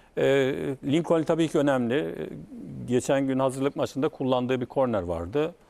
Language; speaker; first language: Turkish; native; Turkish